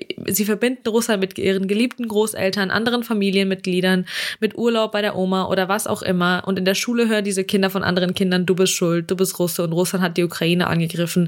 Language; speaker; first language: German; early bilingual, other home language; Russian